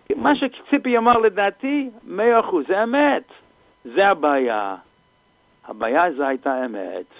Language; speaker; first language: Hebrew; non-native, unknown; English